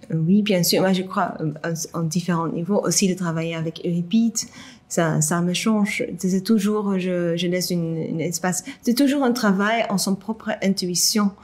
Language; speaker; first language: French; non-native, local second language; Dutch